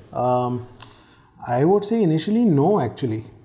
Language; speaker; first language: English; non-native, local second language; Hindi